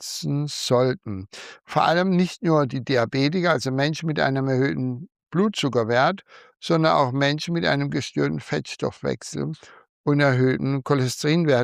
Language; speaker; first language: German; native; German